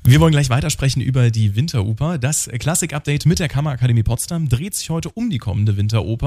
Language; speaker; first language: German; native; German